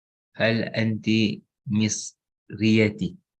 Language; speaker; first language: Arabic; non-native, learner; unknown